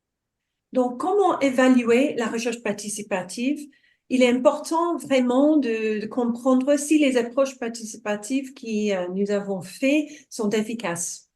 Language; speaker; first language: French; non-native, fluent; English